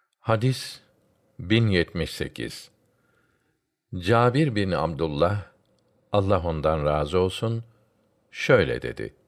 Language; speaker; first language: Turkish; native; Turkish